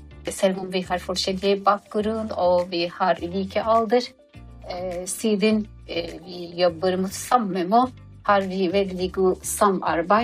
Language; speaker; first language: Norwegian; non-native, fluent; Turkish